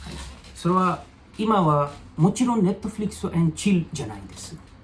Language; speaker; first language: Japanese; non-native, learner; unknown